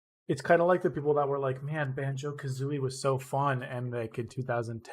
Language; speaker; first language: English; native; English